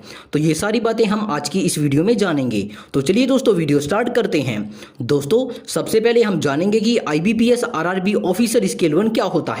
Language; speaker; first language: Hindi; native; Hindi